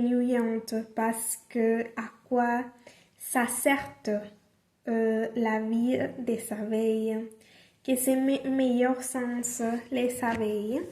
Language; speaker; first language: French; non-native, learner; Spanish